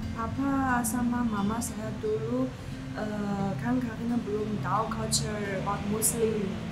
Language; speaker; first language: Indonesian; non-native, learner; Chinese